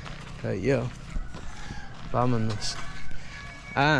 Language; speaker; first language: Spanish; non-native, learner; English